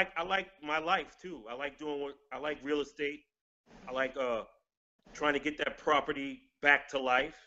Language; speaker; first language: English; native; English